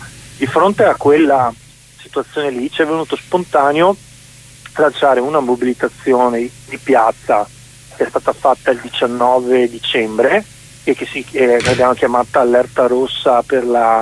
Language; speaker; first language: Italian; native; Italian